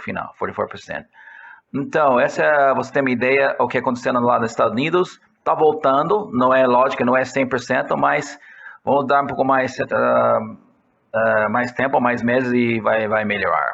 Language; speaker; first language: Portuguese; non-native, fluent; English